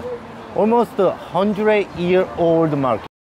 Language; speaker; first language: English; non-native, learner; Korean